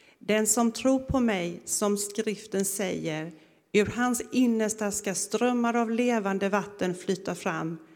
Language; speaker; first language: Swedish; native; Swedish